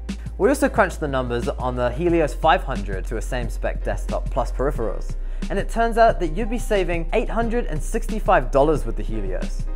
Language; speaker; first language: English; native; English